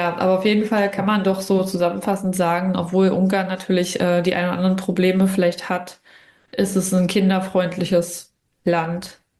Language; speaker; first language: German; native; German